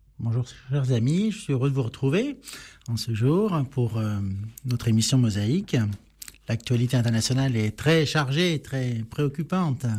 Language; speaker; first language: French; native; French